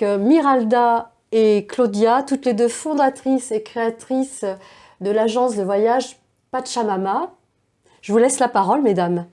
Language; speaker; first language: French; native; French